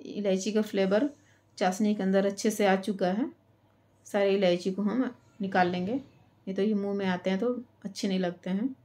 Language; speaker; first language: Hindi; native; Hindi